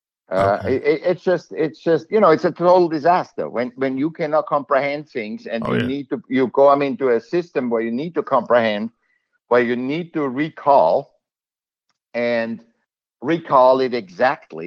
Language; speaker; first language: English; non-native, fluent; German